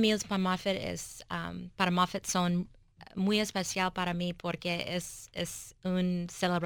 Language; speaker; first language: Spanish; early bilingual, heritage; English